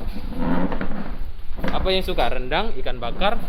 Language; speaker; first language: Indonesian; native; Indonesian